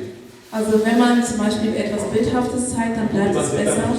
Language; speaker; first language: German; non-native, fluent; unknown